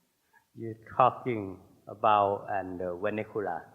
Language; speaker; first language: English; non-native, learner; Thai